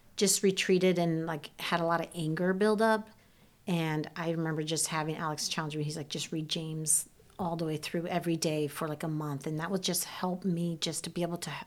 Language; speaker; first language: English; early bilingual, other home language; Serbian